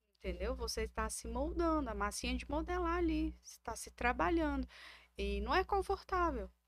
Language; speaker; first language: Portuguese; native; Portuguese